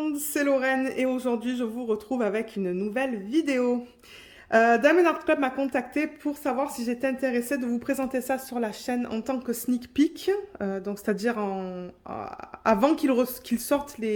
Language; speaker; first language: French; native; French